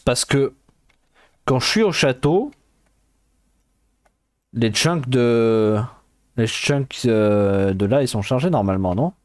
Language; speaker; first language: French; native; French